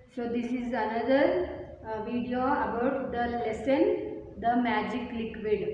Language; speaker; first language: English; non-native, local second language; Kannada